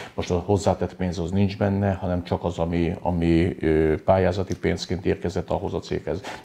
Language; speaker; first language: Hungarian; native; Hungarian